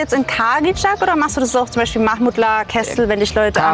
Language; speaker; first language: German; native; German